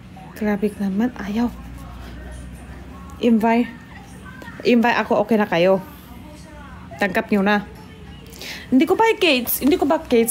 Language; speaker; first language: Filipino; non-native, learner; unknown